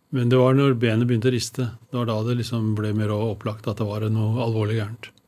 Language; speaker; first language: Norwegian; native; Norwegian